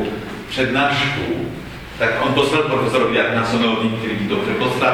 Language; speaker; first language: Czech; non-native, fluent; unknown